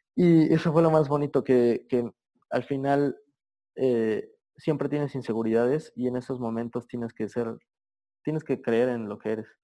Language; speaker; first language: Spanish; native; Spanish